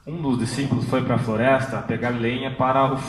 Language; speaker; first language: Portuguese; native; Portuguese